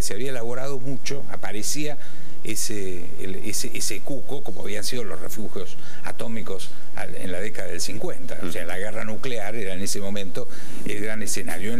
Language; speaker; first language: Spanish; native; Spanish